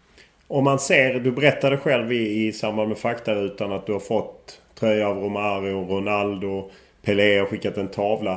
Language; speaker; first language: Swedish; native; Swedish